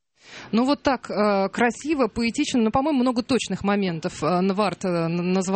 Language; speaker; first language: Russian; native; Russian